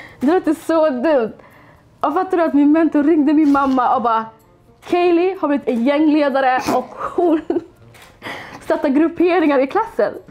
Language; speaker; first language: Swedish; early bilingual, other home language; Somali